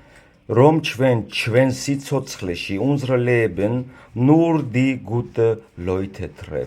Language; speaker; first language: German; non-native, learner; Georgian